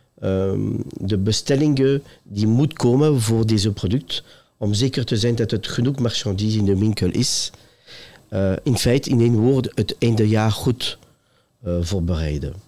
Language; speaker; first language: Dutch; non-native, local second language; French